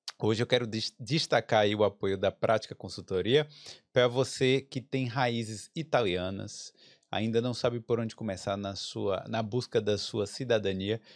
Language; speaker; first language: Portuguese; native; Portuguese